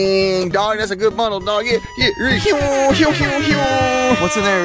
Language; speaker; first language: English; native; English